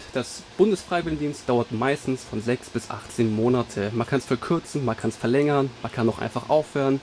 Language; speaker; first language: German; native; German